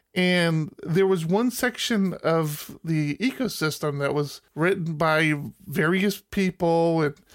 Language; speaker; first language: English; native; English